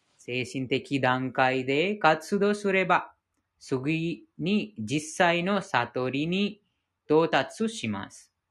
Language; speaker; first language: Japanese; non-native, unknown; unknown